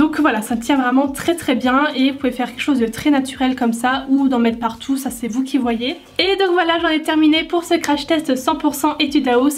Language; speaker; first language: French; native; French